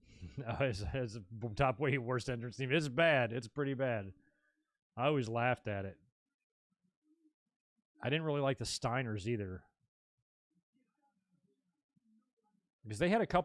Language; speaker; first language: English; native; English